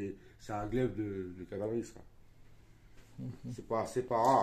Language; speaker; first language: French; native; French